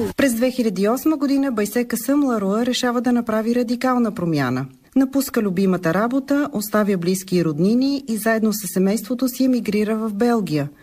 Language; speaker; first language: Bulgarian; native; Bulgarian